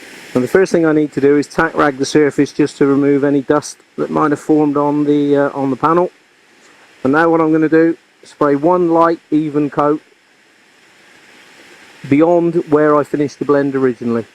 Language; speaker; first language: English; native; English